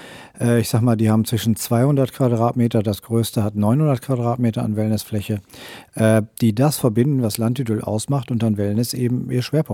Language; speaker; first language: German; native; German